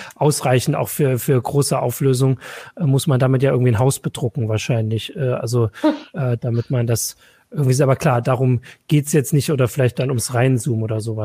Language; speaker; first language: German; native; German